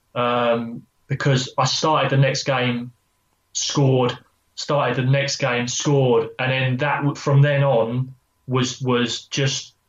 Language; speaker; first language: English; native; English